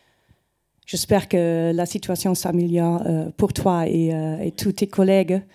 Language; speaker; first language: French; non-native, fluent; German